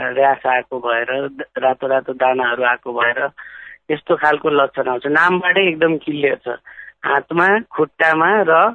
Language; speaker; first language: Nepali; non-native, local second language; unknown